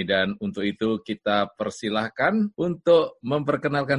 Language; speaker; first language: Indonesian; native; Indonesian